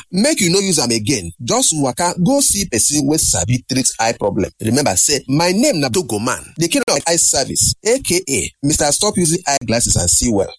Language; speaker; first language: Nigerian Pidgin; native; Nigerian Pidgin